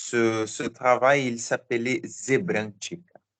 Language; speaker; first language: French; non-native, learner; Portuguese